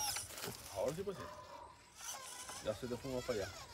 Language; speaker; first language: Spanish; native; Spanish